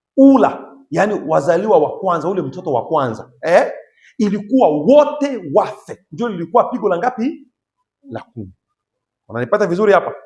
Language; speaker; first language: Swahili; native; Swahili